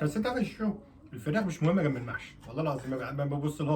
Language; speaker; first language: Arabic; native; Arabic